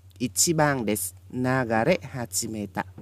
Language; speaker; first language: Japanese; non-native, fluent; Khmer